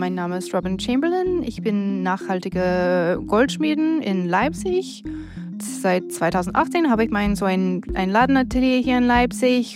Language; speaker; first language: German; non-native, fluent; English